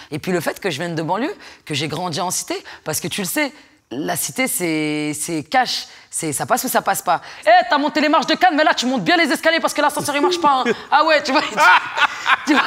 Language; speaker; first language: French; native; French